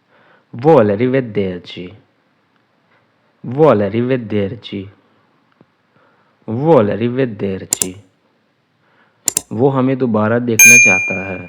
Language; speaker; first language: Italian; non-native, learner; Urdu